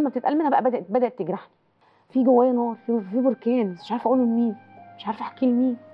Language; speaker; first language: Arabic; native; Arabic